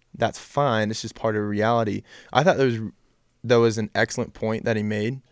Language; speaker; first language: English; native; English